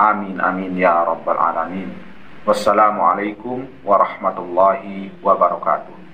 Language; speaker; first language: Indonesian; native; Indonesian